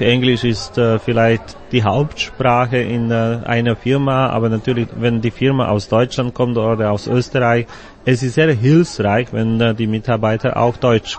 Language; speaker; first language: German; non-native, fluent; Slovak